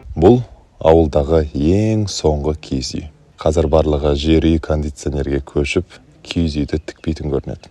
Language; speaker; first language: Kazakh; native; Kazakh